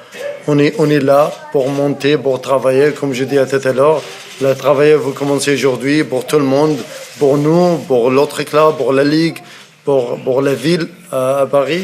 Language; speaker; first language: French; non-native, learner; Arabic